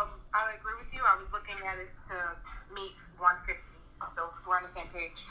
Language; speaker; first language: English; native; English